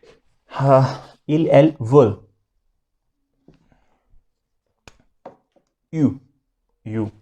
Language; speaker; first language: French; non-native, fluent; Hindi